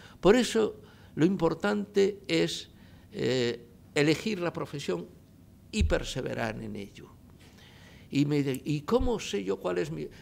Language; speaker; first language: Spanish; native; Spanish